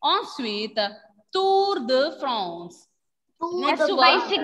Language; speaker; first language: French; non-native, fluent; Malayalam